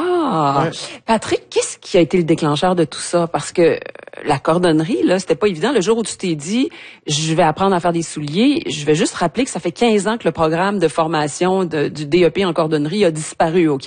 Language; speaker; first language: French; native; French